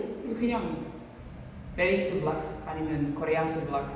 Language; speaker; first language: Korean; non-native, learner; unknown